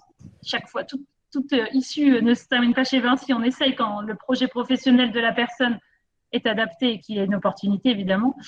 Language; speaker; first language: French; native; French